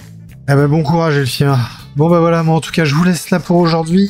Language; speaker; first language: French; native; French